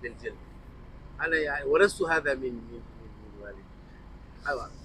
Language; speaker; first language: Arabic; non-native, fluent; Tamasheq